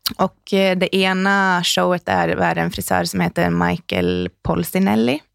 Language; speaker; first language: Swedish; native; Swedish